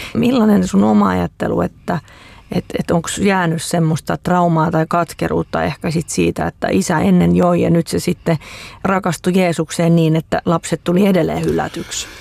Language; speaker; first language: Finnish; native; Finnish